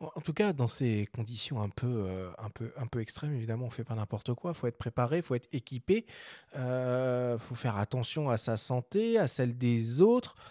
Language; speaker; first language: French; native; French